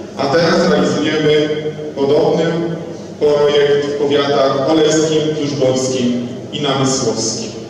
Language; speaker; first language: Polish; native; Polish